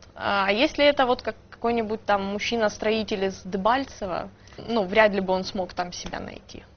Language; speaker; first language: Russian; native; Russian